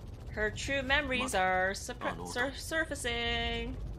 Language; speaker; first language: English; native; English